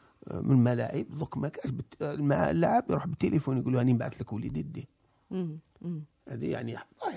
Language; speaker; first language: Arabic; native; Arabic